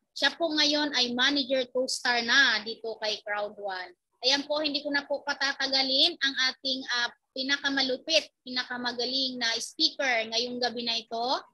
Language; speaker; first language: Filipino; native; Filipino